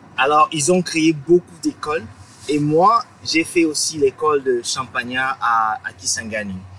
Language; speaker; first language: French; non-native, local second language; Swahili